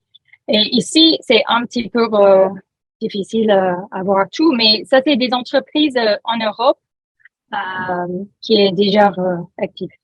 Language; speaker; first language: French; non-native, learner; English